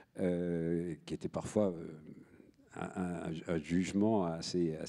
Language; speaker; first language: French; native; French